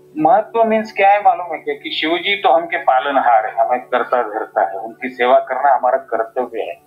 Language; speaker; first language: Hindi; non-native, local second language; Marathi